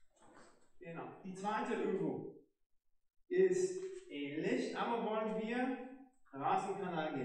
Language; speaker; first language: German; non-native, fluent; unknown